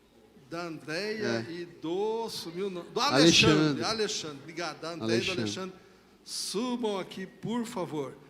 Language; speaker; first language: Portuguese; native; Portuguese